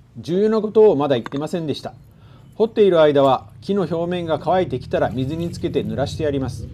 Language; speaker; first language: Japanese; native; Japanese